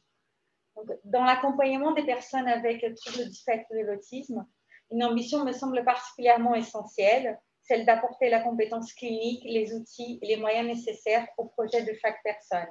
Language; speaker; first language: French; native; French